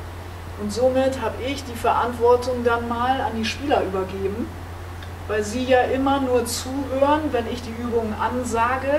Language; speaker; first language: German; native; German